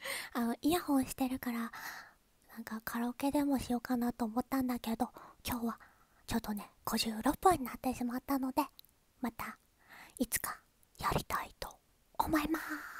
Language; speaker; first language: Japanese; native; Japanese